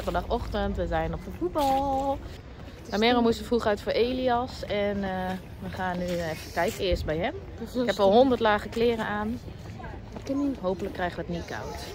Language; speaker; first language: Dutch; native; Dutch